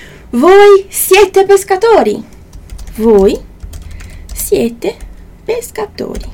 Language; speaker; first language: Italian; non-native, fluent; Portuguese